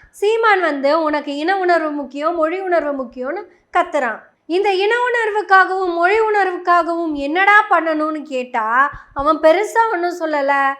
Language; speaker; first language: Tamil; non-native, local second language; Malayalam